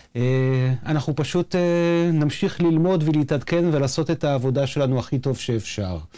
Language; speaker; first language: Hebrew; native; Hebrew